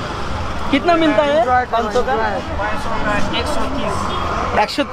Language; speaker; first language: Hindi; non-native, learner; Bangla